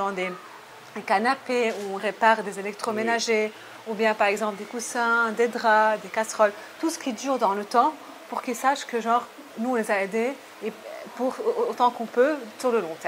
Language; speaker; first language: French; non-native, local second language; Arabic